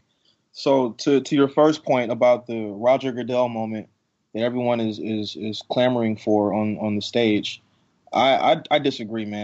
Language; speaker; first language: English; native; English